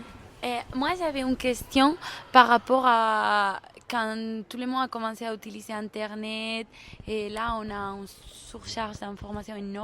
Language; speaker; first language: French; non-native, fluent; Spanish